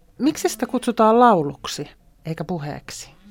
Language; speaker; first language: Finnish; native; Finnish